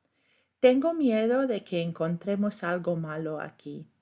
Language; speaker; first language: Spanish; non-native, fluent; English